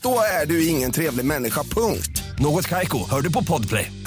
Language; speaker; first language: Swedish; native; Swedish